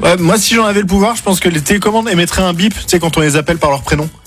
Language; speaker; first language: French; native; French